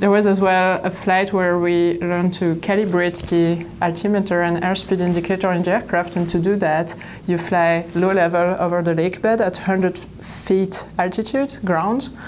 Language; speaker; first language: English; non-native, fluent; French